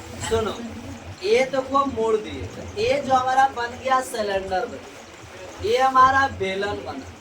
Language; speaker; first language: Hindi; native; Hindi